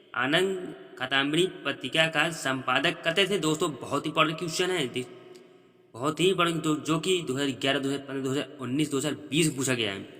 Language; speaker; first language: Hindi; native; Hindi